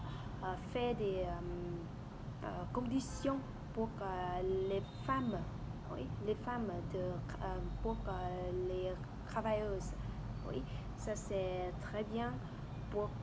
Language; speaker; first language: French; non-native, learner; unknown